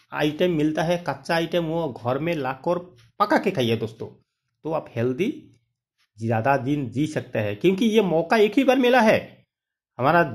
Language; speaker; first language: Hindi; non-native, local second language; Bangla